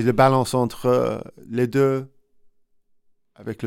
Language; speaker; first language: French; non-native, learner; English